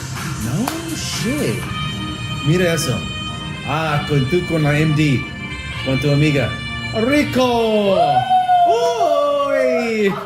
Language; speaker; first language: Spanish; non-native, learner; English